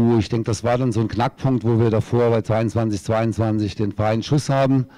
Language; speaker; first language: German; native; German